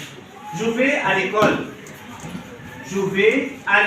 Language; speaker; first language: French; non-native, fluent; Arabic